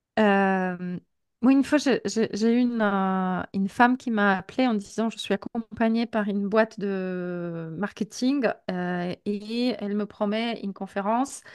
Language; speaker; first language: French; non-native, fluent; Polish